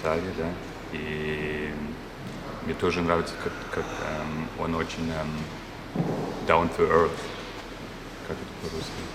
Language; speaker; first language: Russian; non-native, learner; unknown